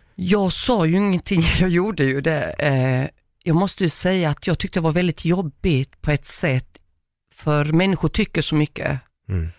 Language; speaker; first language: Swedish; early bilingual, other home language; Croatian